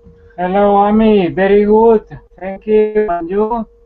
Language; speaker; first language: English; non-native, learner; Spanish